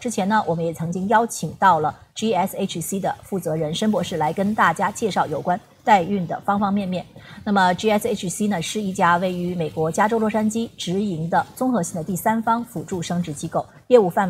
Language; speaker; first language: Chinese; native; Chinese